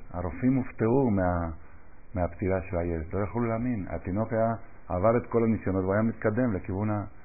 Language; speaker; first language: Hebrew; non-native, fluent; Spanish